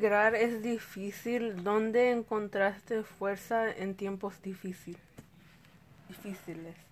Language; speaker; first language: Spanish; early bilingual, heritage; Spanish